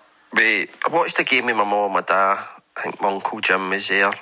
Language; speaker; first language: English; native; English